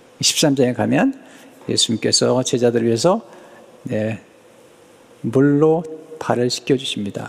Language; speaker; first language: Korean; native; Korean